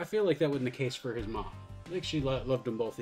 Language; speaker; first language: English; native; English